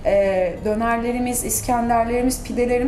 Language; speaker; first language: Turkish; native; Turkish